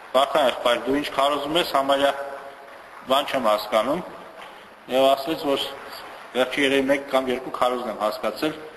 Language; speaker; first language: Armenian; native; Armenian